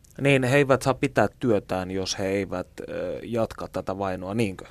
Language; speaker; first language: Finnish; native; Finnish